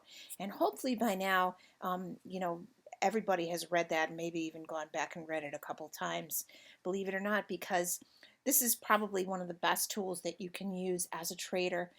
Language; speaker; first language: English; native; English